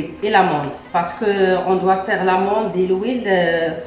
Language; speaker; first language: French; non-native, learner; Arabic